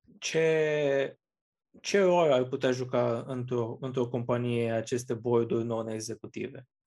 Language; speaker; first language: Romanian; native; Romanian